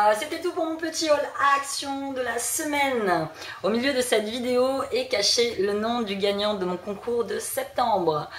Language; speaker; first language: French; early bilingual, other home language; Portuguese